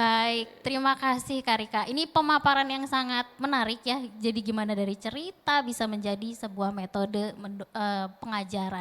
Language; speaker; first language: Indonesian; native; Indonesian